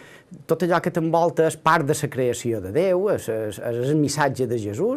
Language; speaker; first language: Catalan; native; Catalan